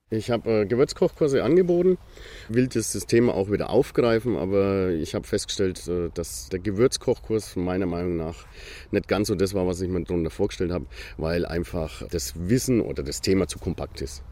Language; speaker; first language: German; native; German